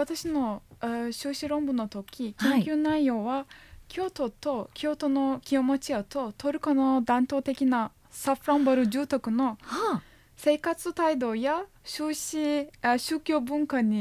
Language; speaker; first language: Japanese; non-native, fluent; Turkish